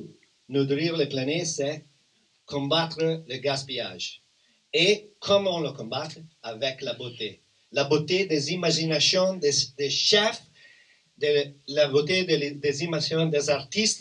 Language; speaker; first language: French; non-native, learner; Italian